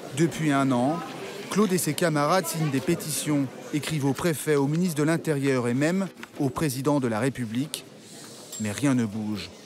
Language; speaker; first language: French; native; French